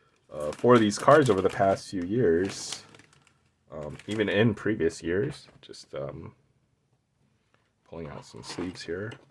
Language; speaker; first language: English; native; English